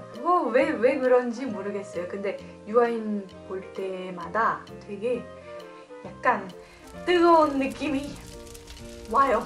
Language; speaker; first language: Korean; non-native, fluent; French